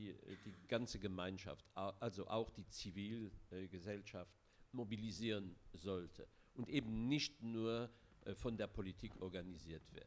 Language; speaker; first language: German; non-native, local second language; Luxembourgish